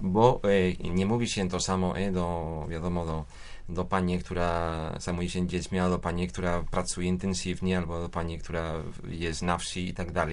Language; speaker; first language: Polish; non-native, fluent; Spanish